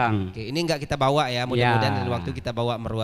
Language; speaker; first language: Malay; native; Malay